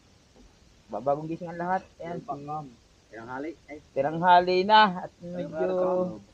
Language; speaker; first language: Filipino; native; Filipino